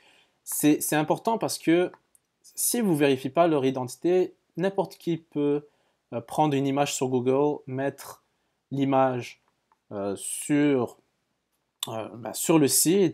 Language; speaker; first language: French; native; French